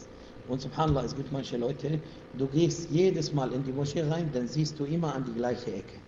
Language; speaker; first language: German; non-native, fluent; Arabic